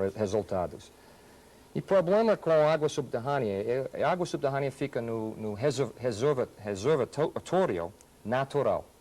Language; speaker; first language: Portuguese; non-native, fluent; English